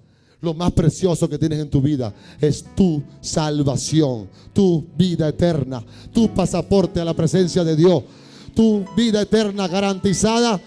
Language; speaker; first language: Spanish; native; Spanish